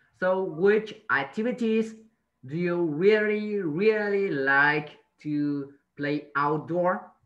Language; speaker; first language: English; non-native, fluent; Vietnamese